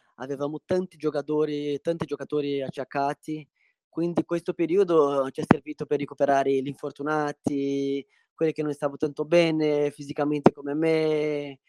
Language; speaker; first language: Italian; non-native, fluent; Portuguese